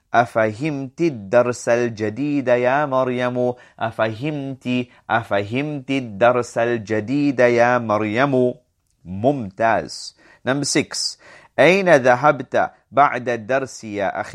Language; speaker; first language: Arabic; non-native, fluent; English